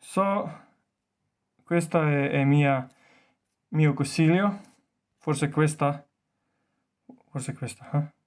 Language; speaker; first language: Italian; non-native, learner; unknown